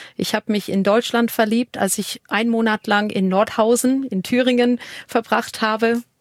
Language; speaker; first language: German; non-native, fluent; English